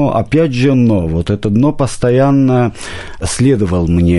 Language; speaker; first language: Russian; non-native, local second language; Armenian